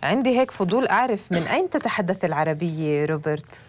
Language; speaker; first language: Arabic; native; Arabic